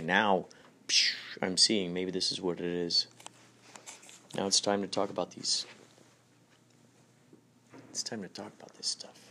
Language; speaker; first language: English; native; English